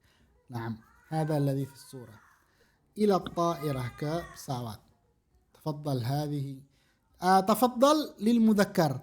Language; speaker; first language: Arabic; non-native, fluent; Indonesian